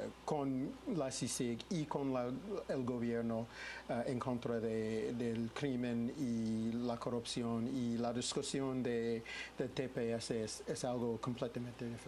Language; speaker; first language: Spanish; non-native, fluent; English